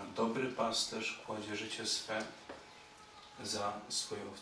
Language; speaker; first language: Polish; native; Polish